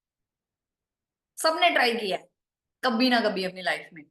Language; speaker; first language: Hindi; native; Hindi